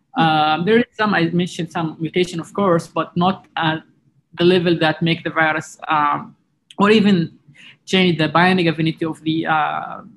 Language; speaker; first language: English; non-native, fluent; Arabic